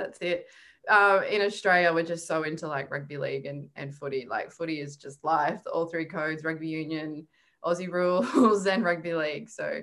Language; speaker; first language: English; native; English